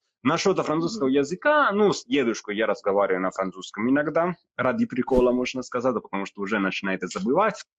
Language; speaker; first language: Russian; non-native, fluent; Italian